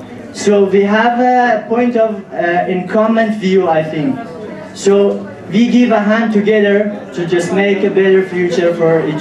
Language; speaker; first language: English; non-native, learner; Pashto